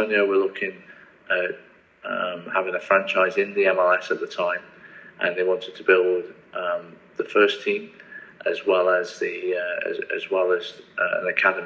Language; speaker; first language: English; native; English